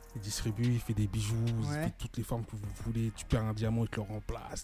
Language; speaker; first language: French; native; French